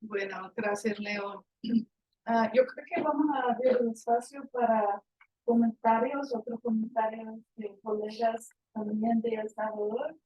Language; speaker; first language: Spanish; non-native, fluent; English